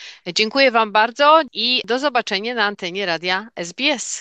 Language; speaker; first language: Polish; native; Polish